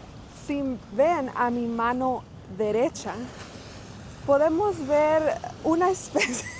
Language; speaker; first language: Spanish; early bilingual, heritage; English